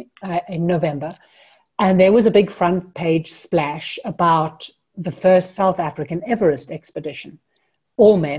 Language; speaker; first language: English; native; English